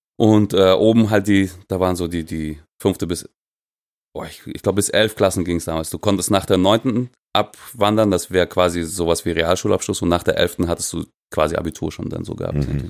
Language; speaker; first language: German; non-native, fluent; Russian